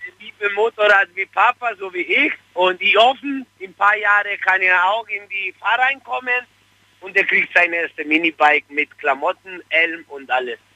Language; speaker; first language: German; non-native, fluent; Italian